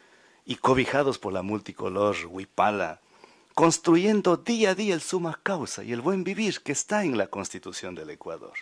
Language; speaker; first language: Spanish; native; Spanish